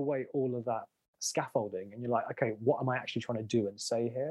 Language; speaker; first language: English; native; English